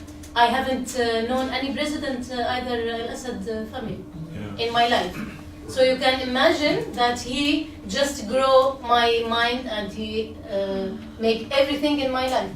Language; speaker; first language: English; non-native, learner; Arabic